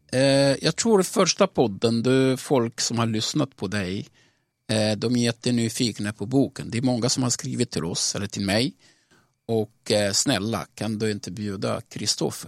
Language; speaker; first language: Swedish; non-native, fluent; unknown